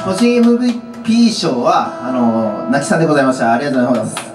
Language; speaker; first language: Japanese; native; Japanese